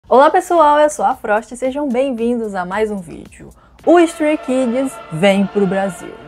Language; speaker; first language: Portuguese; native; Portuguese